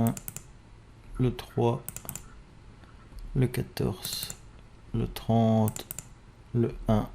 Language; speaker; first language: French; native; French